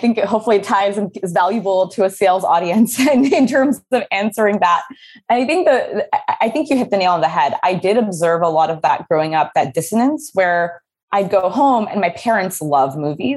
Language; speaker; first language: English; native; English